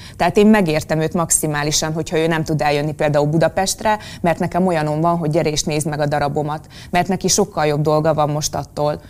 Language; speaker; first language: Hungarian; native; Hungarian